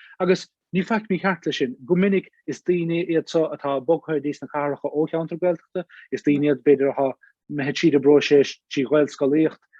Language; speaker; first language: Irish; native; Irish